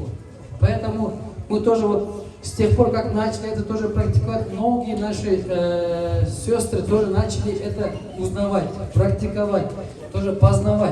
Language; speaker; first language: Russian; non-native, local second language; Kyrgyz